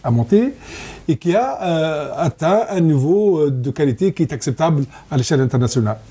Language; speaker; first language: French; non-native, local second language; Arabic